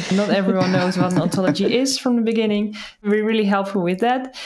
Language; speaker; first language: English; non-native, fluent; Dutch